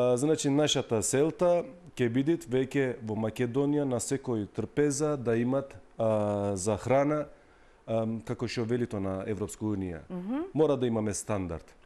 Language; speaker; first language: Macedonian; non-native, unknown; Turkish